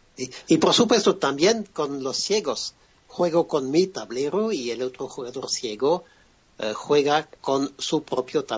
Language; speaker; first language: Spanish; non-native, fluent; French